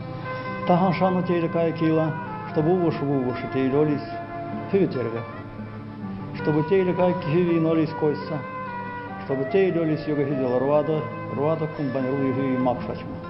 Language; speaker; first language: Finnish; non-native, learner; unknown